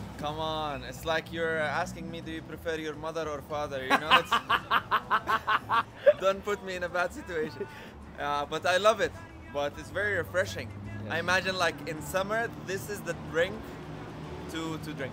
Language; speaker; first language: English; non-native, fluent; Arabic